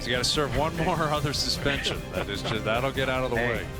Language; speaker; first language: English; native; English